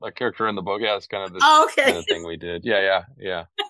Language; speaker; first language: English; native; English